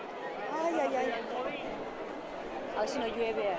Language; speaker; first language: Spanish; native; Spanish